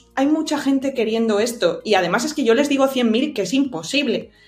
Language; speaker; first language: Spanish; native; Spanish